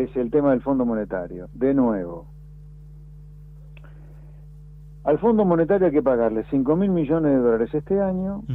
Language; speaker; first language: Spanish; native; Spanish